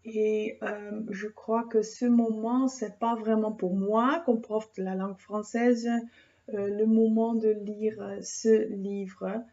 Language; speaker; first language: French; non-native, fluent; Dutch